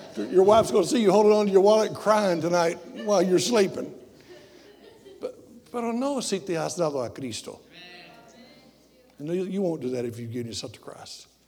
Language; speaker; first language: English; native; English